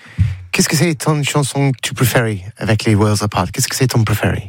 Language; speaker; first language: French; non-native, learner; English